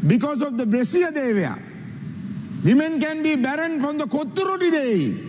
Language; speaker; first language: English; non-native, local second language; Sinhala